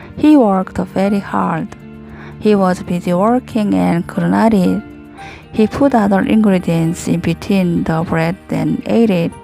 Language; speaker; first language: English; non-native, learner; Korean